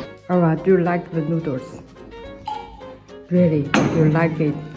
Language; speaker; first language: English; non-native, learner; Chinese